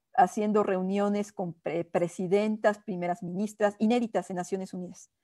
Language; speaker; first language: Spanish; native; Spanish